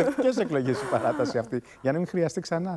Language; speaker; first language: Greek; native; Greek